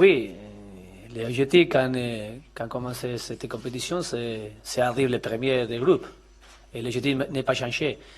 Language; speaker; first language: French; non-native, learner; Spanish